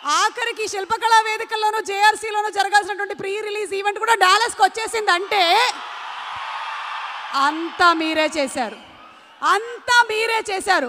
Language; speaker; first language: Telugu; native; Telugu